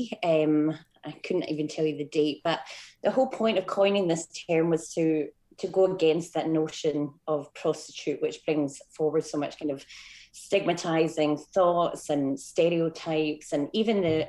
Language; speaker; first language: English; native; English